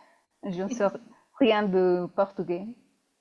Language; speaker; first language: French; non-native, fluent; Spanish